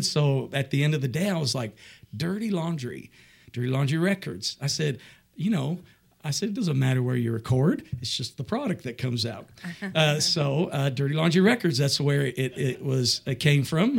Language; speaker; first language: English; native; English